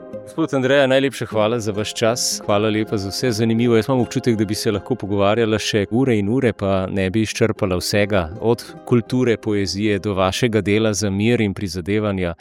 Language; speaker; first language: Slovenian; native; Slovenian